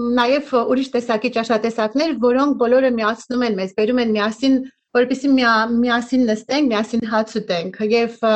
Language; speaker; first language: Armenian; native; Armenian